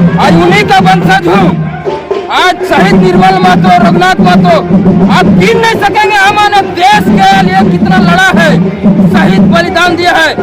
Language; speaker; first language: Hindi; non-native, local second language; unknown